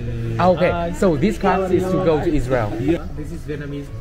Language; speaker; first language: English; non-native, fluent; Vietnamese